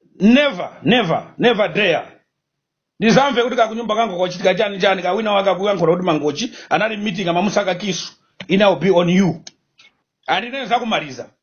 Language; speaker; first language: Nyanja; non-native, local second language; Tumbuka